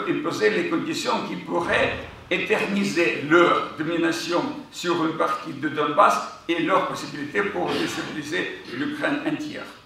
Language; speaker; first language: French; non-native, fluent; Ukrainian